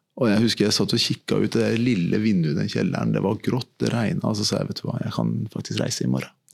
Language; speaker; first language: Norwegian; early bilingual, other home language; Persian